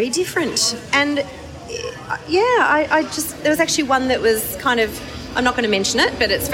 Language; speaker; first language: English; native; English